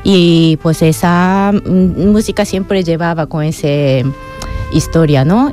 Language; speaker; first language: Spanish; non-native, fluent; Japanese